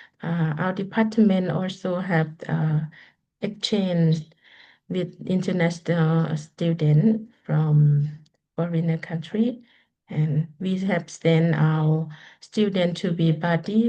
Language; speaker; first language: English; non-native, learner; Lao